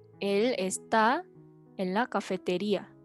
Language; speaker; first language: Spanish; non-native, fluent; Korean